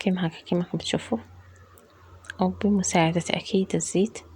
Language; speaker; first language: Arabic; native; Arabic